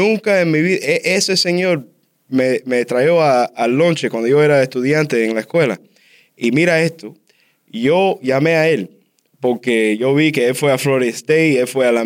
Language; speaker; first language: Spanish; early bilingual, heritage; Spanish